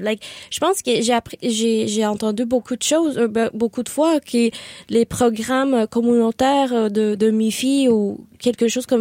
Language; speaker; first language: French; non-native, learner; English